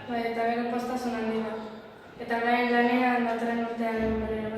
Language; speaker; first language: Basque; non-native, local second language; Spanish